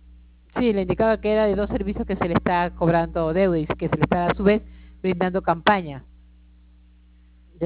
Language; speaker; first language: Spanish; native; Spanish